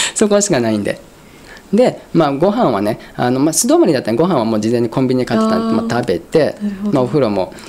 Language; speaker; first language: Japanese; native; Japanese